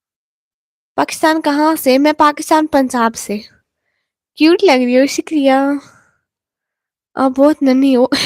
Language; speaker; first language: Hindi; non-native, local second language; Punjabi